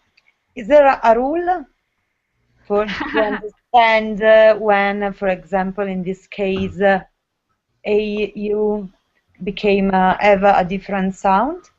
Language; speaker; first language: English; non-native, learner; Italian